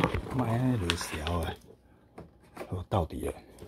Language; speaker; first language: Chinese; native; Chinese